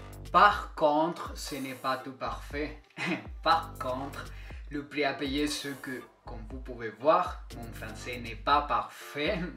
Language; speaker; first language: French; non-native, fluent; Spanish